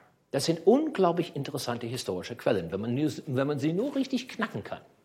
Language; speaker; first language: German; native; German